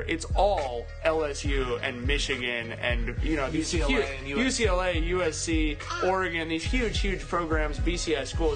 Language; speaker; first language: English; native; English